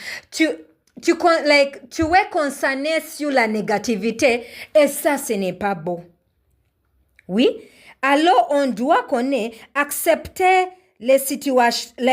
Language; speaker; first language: French; non-native, learner; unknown